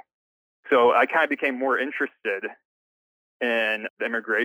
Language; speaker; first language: English; native; English